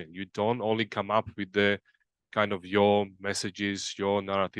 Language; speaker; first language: English; non-native, fluent; Georgian